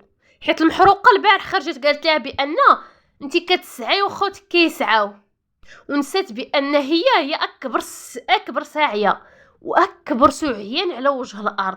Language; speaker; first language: Arabic; native; Arabic